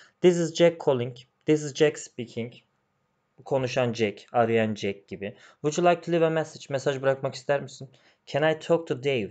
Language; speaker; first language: English; non-native, fluent; Turkish